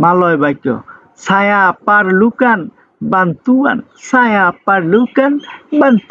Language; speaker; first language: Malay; non-native, fluent; Bangla